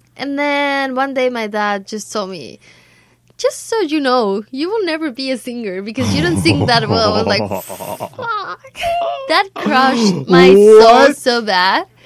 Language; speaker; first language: English; non-native, fluent; Spanish